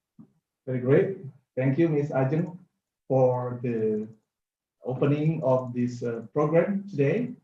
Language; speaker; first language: English; non-native, fluent; Indonesian